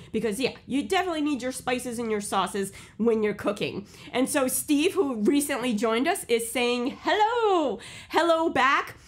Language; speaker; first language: English; early bilingual, other home language; Portuguese